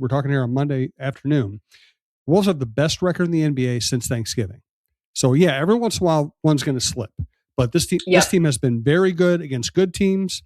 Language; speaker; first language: English; native; English